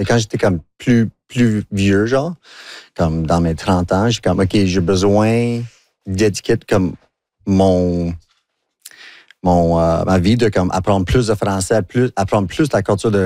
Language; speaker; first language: French; non-native, local second language; English